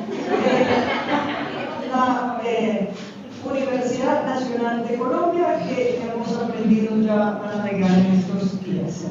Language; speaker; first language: Spanish; native; Spanish